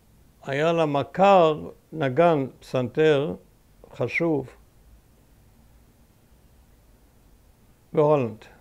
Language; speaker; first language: Hebrew; early bilingual, other home language; German